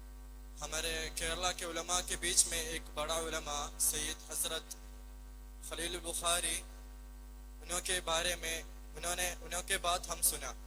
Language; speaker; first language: Hindi; non-native, local second language; Malayalam